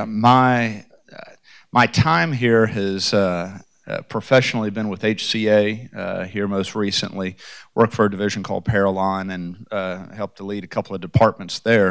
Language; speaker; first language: English; native; English